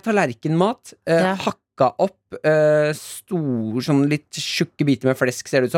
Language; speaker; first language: Norwegian; native; Norwegian